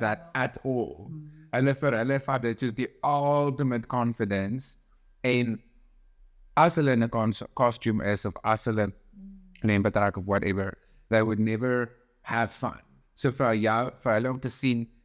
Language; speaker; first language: English; non-native, local second language; Afrikaans